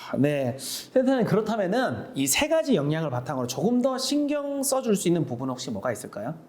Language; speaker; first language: Korean; native; Korean